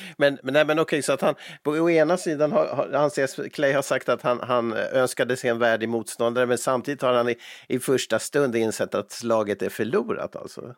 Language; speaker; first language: Swedish; native; Swedish